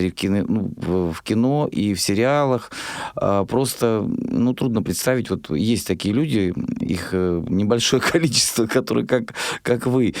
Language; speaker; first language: Russian; native; Russian